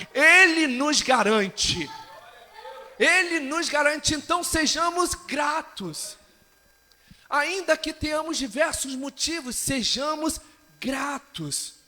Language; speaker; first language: Portuguese; native; Portuguese